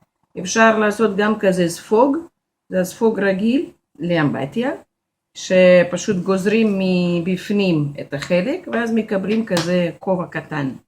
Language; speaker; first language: Hebrew; non-native, fluent; Russian